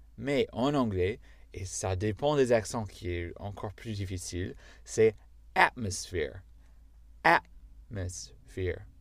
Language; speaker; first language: French; non-native, fluent; English